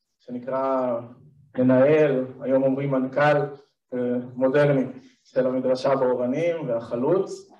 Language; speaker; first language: Hebrew; native; Hebrew